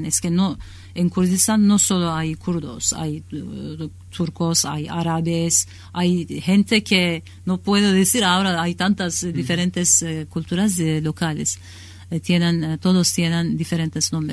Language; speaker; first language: Spanish; non-native, learner; Kurdish